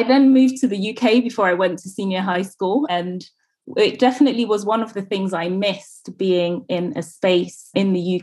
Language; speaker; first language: English; non-native, local second language; Akan